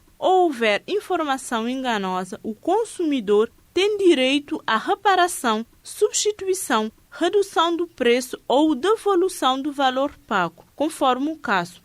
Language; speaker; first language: Portuguese; non-native, local second language; Kabuverdianu